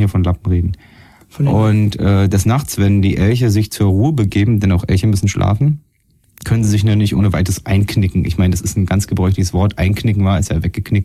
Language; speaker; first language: German; native; German